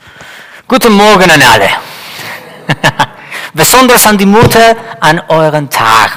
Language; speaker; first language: German; non-native, learner; Spanish